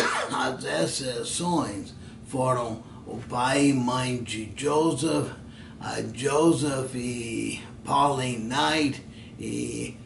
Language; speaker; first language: Portuguese; non-native, fluent; English